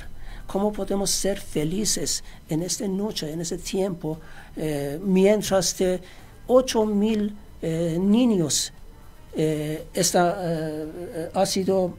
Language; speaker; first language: Spanish; non-native, fluent; Persian